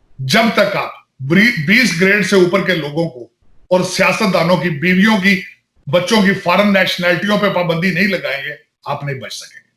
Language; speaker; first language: Urdu; non-native, local second language; Punjabi